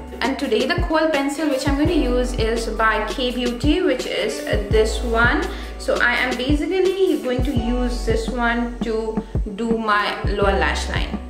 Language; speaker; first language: English; non-native, local second language; Bangla